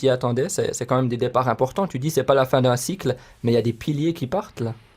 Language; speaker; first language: French; native; French